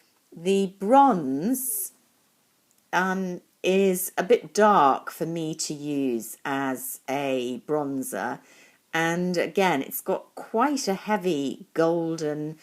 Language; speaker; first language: English; native; English